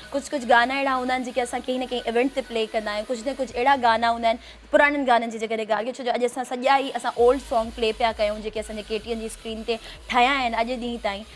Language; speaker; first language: Sindhi; native; Sindhi